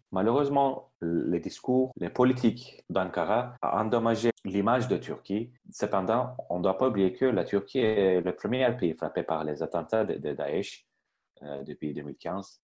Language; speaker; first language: French; non-native, fluent; Turkish